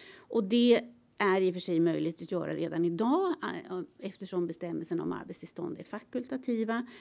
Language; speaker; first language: Swedish; native; Swedish